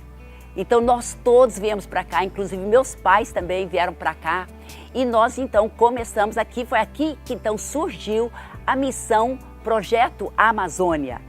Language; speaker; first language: Portuguese; non-native, fluent; English